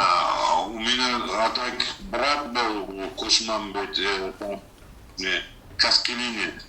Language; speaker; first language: Russian; non-native, learner; Uzbek